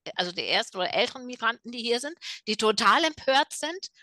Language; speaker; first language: German; native; German